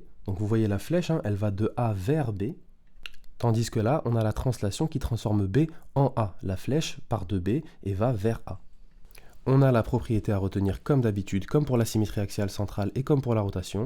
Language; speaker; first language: French; native; French